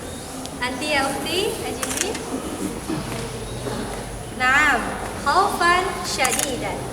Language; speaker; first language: Arabic; non-native, fluent; Indonesian